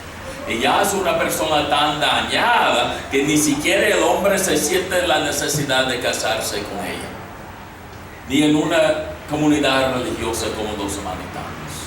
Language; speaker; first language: Spanish; non-native, fluent; English